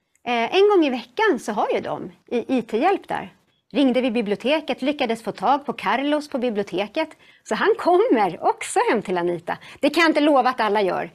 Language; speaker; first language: Swedish; native; Swedish